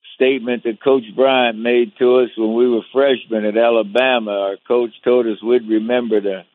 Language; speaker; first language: English; native; English